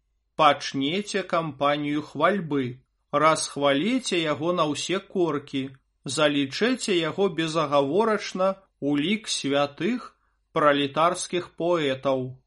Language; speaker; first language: Belarusian; native; Belarusian